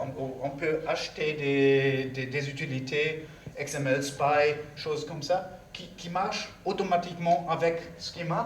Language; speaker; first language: French; non-native, learner; German